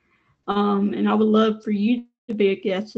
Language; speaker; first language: English; native; English